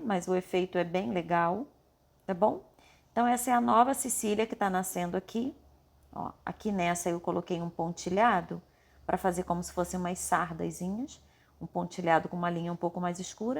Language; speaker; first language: Portuguese; native; Portuguese